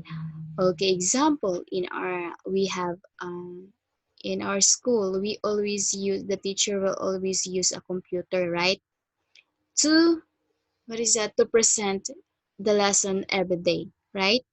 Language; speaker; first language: English; non-native, fluent; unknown